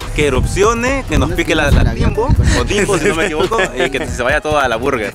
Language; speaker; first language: Spanish; native; Spanish